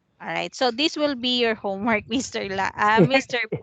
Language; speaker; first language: English; non-native, fluent; Vietnamese